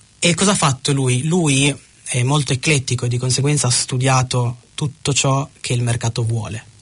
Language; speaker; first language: Italian; early bilingual, other home language; German